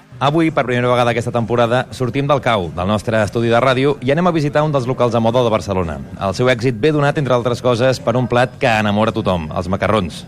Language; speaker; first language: Catalan; native; Catalan